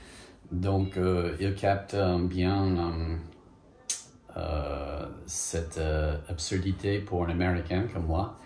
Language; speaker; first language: French; non-native, fluent; English